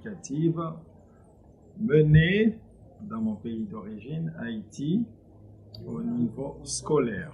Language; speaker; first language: French; non-native, local second language; Haitian Creole